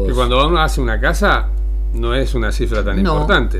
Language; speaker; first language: Spanish; native; Spanish